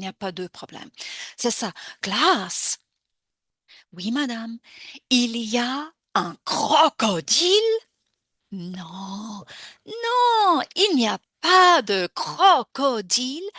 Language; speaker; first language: French; non-native, fluent; English